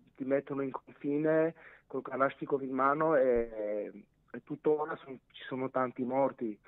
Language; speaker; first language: Italian; non-native, fluent; Armenian